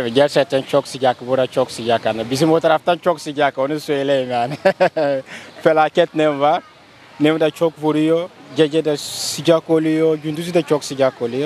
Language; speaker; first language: Turkish; non-native, fluent; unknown